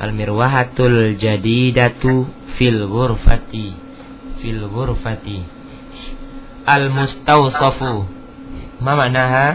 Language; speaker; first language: Arabic; non-native, fluent; Indonesian